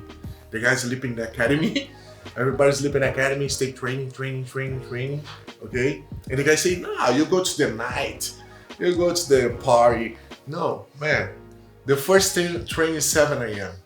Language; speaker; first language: English; non-native, learner; Portuguese